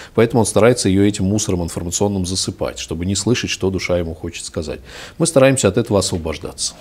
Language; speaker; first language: Russian; native; Russian